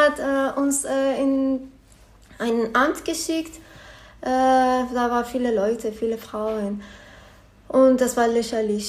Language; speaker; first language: German; non-native, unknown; Persian